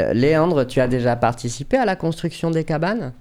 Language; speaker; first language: French; native; French